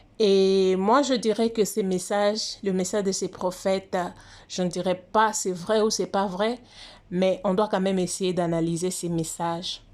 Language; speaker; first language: French; non-native, local second language; Lingala